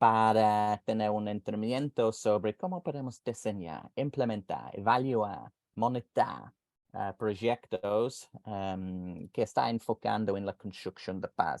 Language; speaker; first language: Spanish; non-native, fluent; English